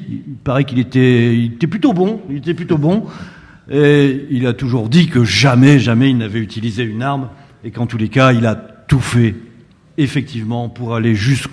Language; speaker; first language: French; native; French